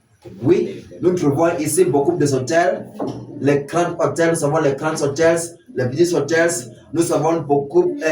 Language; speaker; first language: French; non-native, fluent; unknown